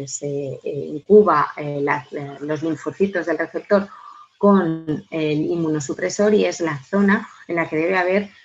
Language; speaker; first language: Spanish; native; Spanish